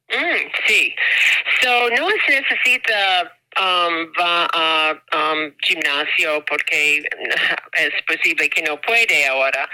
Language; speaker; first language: Spanish; non-native, learner; English